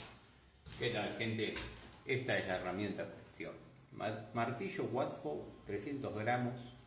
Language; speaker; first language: Spanish; native; Spanish